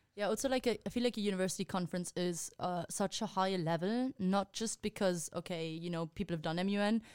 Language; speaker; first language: English; non-native, fluent; Spanish